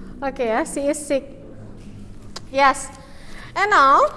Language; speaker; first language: English; non-native, local second language; Indonesian